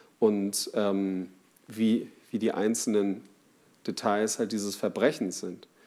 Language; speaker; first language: German; native; German